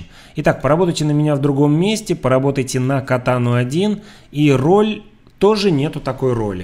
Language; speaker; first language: Russian; native; Russian